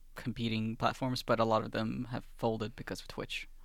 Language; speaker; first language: English; early bilingual, other home language; Swedish